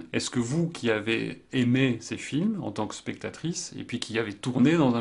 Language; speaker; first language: French; native; French